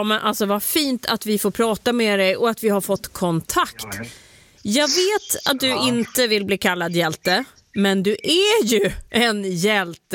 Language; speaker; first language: Swedish; native; Swedish